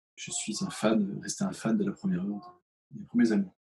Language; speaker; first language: French; native; French